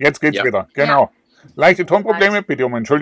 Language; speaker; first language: German; native; German